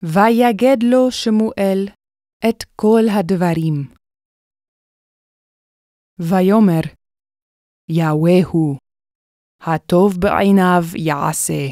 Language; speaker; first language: Hebrew; non-native, fluent; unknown